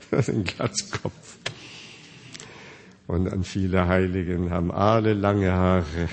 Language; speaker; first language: German; non-native, fluent; Korean